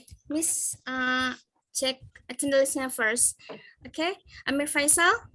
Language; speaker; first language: English; non-native, fluent; Indonesian